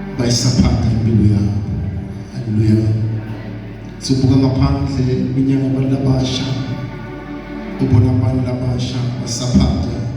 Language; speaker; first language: Zulu; non-native, local second language; Swati